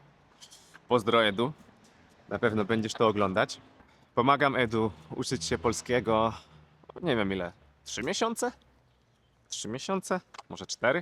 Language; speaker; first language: Polish; native; Polish